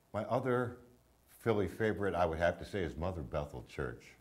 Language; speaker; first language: English; native; English